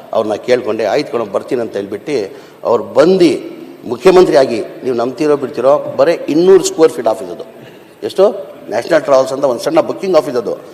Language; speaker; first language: Kannada; non-native, local second language; Urdu